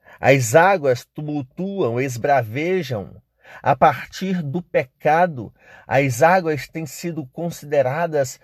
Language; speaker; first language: Portuguese; native; Portuguese